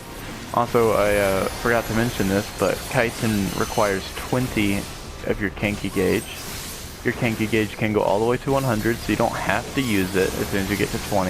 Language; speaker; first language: English; native; English